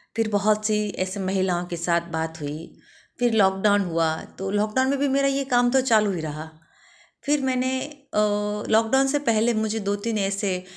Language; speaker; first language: Hindi; non-native, local second language; Gujarati